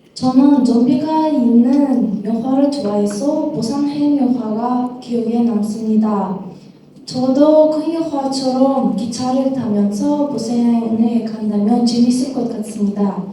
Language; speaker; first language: Korean; non-native, learner; Kazakh